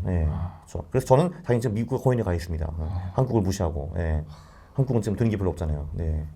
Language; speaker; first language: Korean; native; Korean